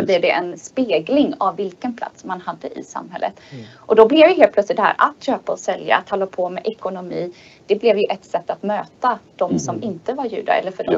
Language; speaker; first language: Swedish; native; Swedish